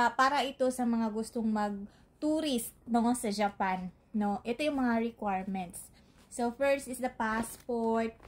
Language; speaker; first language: Filipino; native; Filipino